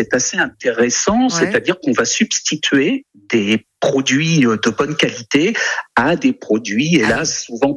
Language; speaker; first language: French; native; French